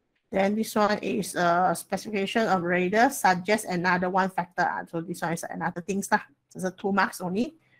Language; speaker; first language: English; non-native, local second language; Chinese